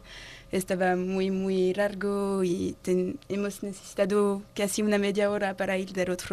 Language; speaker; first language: Spanish; non-native, learner; French